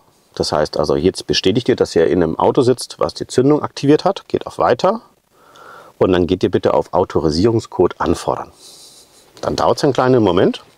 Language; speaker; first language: German; native; German